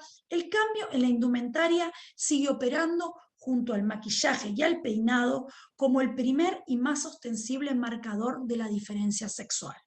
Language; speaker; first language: Spanish; native; Spanish